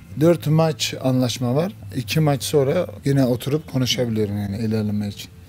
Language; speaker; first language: Turkish; early bilingual, heritage; Turkish